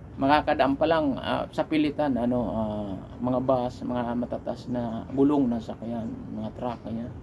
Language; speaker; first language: Filipino; non-native, local second language; Bikol